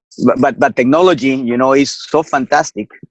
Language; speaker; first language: English; non-native, fluent; Spanish